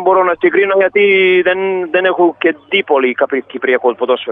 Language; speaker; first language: Greek; non-native, fluent; Serbian